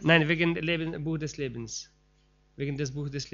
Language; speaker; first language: German; non-native, learner; Russian